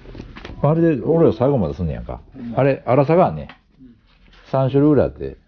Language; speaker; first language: Japanese; native; Japanese